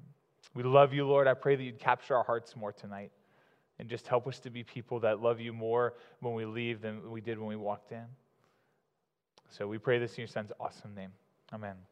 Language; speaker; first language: English; native; English